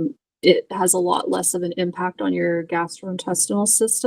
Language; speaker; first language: English; native; English